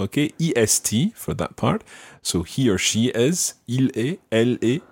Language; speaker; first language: French; non-native, fluent; English